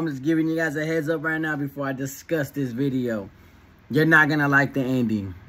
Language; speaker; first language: English; native; English